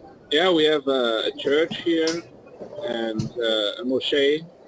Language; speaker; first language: English; non-native, fluent; German